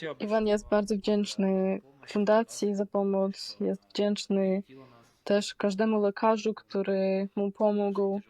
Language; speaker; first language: Polish; non-native, fluent; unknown